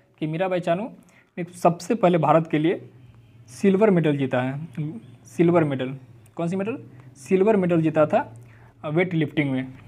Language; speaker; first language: Hindi; native; Hindi